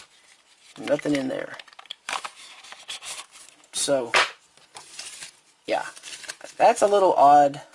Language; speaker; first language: English; native; English